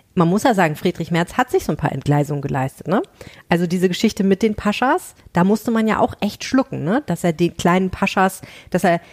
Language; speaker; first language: German; native; German